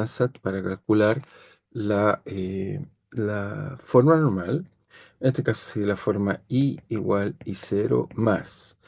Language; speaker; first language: Spanish; native; Spanish